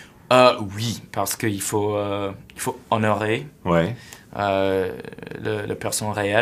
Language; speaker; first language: French; non-native, fluent; English